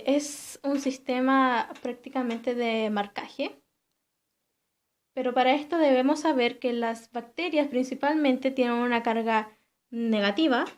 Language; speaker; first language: Spanish; native; Spanish